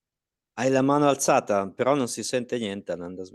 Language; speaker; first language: Italian; native; Italian